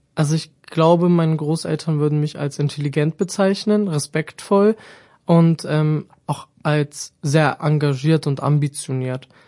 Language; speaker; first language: German; native; German